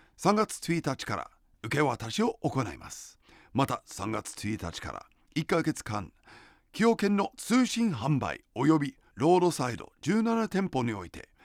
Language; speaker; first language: Japanese; non-native, fluent; English